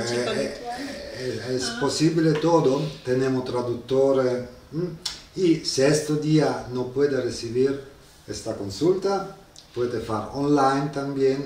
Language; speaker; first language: Spanish; non-native, learner; Italian